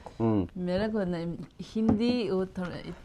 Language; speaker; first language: Hindi; non-native, learner; Tibetan